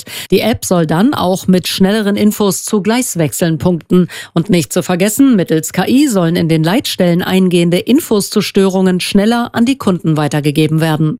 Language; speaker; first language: German; native; German